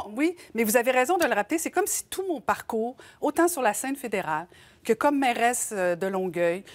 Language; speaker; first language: French; native; French